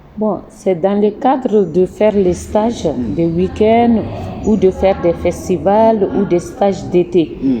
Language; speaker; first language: French; non-native, local second language; Bambara